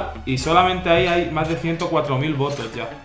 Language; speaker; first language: Spanish; native; Spanish